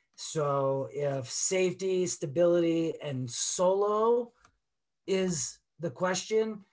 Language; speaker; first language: English; native; English